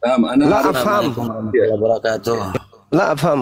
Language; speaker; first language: Arabic; non-native, learner; Indonesian